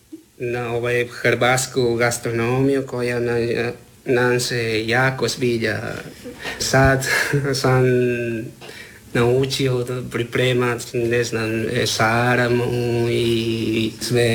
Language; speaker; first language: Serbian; non-native, learner; Spanish